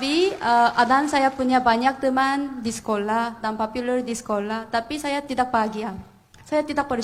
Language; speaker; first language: Indonesian; non-native, fluent; Korean